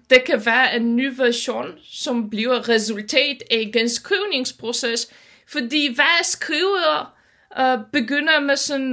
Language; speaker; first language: Danish; non-native, fluent; Polish